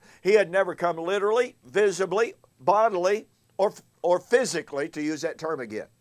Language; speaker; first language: English; native; English